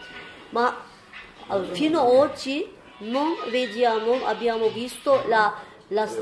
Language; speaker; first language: Italian; non-native, learner; Turkish